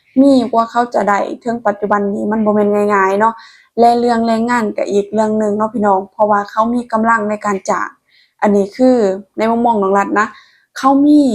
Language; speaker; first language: Thai; non-native, local second language; Lao